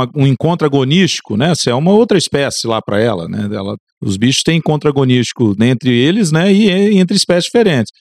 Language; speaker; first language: Portuguese; native; Portuguese